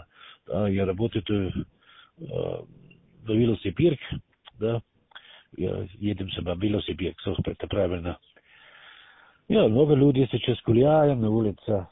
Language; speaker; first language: Russian; non-native, learner; German